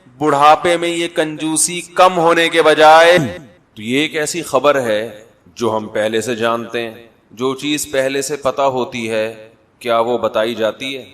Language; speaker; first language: Urdu; native; Urdu